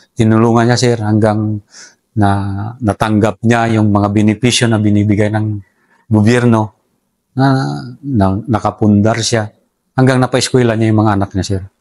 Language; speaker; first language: Filipino; non-native, local second language; Cebuano